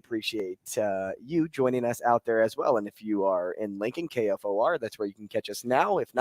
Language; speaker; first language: English; native; English